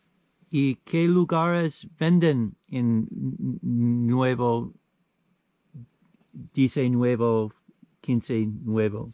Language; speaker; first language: Spanish; non-native, learner; English